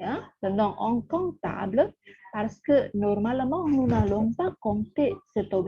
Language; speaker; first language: French; non-native, fluent; Indonesian